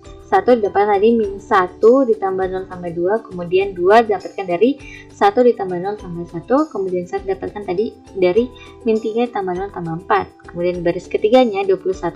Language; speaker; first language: Indonesian; native; Indonesian